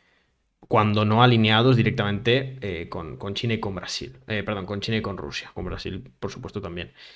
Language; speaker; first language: Spanish; native; Spanish